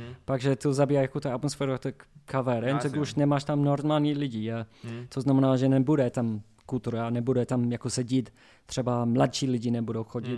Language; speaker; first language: Czech; non-native, learner; English